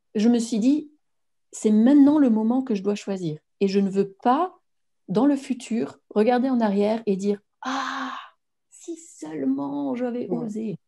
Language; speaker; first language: French; native; French